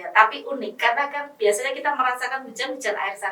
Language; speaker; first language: Indonesian; native; Indonesian